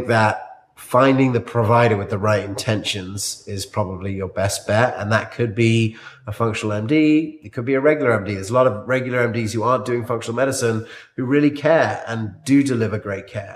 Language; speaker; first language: English; native; English